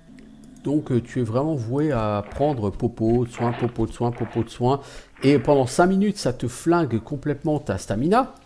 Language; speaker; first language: French; native; French